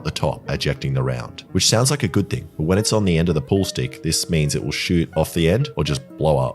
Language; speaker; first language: English; native; English